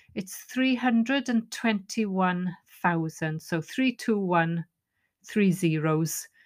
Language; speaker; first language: English; non-native, local second language; Welsh